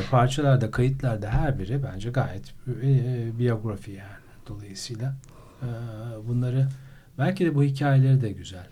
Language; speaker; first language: Turkish; native; Turkish